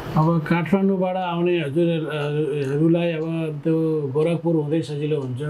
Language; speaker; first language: Nepali; native; Nepali